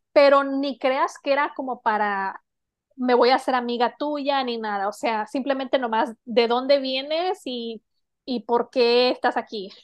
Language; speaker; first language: Spanish; native; Spanish